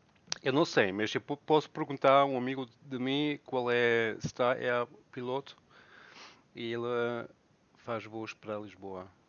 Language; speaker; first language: Portuguese; non-native, learner; German